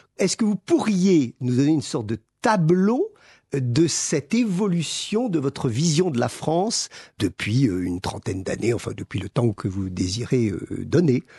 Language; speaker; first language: French; native; French